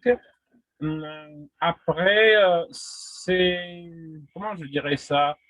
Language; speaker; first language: French; non-native, fluent; Russian